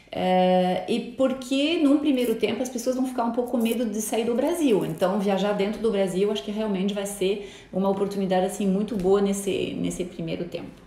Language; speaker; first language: Portuguese; non-native, fluent; French